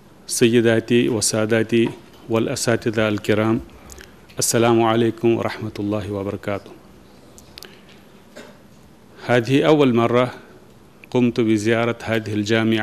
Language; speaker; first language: Arabic; non-native, fluent; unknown